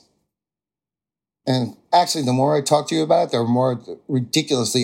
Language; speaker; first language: English; native; English